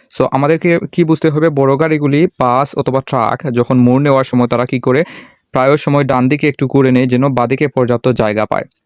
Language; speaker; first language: Bangla; non-native, local second language; Sylheti